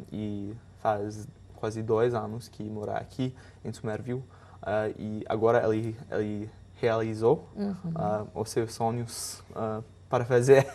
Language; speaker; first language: Portuguese; non-native, fluent; English